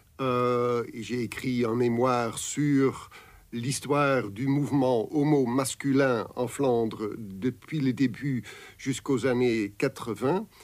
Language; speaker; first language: French; non-native, local second language; Dutch